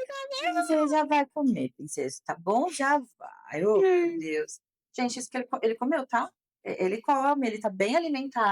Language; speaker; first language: Portuguese; native; Portuguese